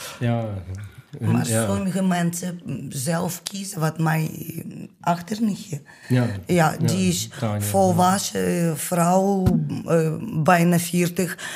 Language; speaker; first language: Dutch; non-native, learner; Ukrainian